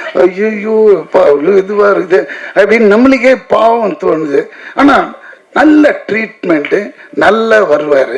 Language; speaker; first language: Tamil; native; Tamil